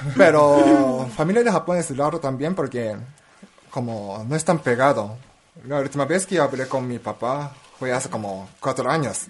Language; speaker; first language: Spanish; non-native, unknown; Japanese